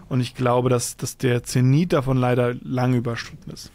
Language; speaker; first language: German; native; German